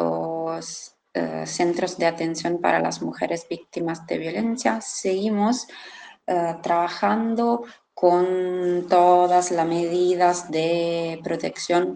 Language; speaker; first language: Spanish; non-native, fluent; Italian